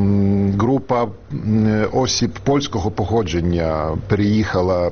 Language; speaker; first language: Ukrainian; non-native, fluent; Polish